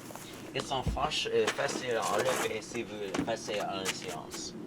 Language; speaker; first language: French; non-native, learner; English